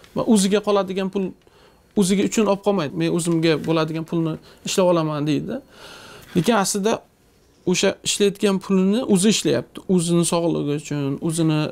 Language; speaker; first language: Uzbek; native; Uzbek